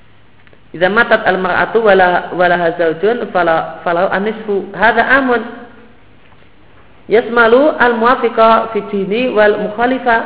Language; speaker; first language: Arabic; non-native, fluent; Indonesian